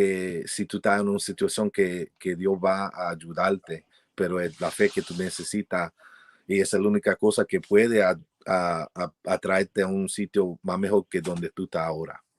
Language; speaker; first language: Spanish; early bilingual, heritage; English